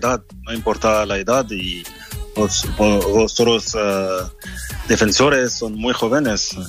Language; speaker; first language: Spanish; non-native, fluent; French